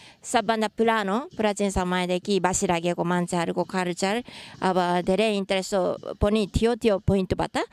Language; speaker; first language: Nepali; non-native, fluent; Japanese